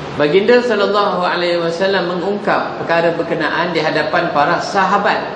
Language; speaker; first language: Malay; non-native, local second language; Javanese